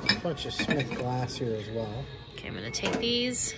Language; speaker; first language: English; native; English